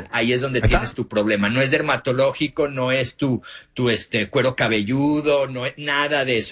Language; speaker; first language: Spanish; native; Spanish